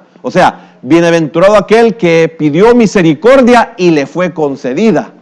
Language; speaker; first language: Spanish; native; Spanish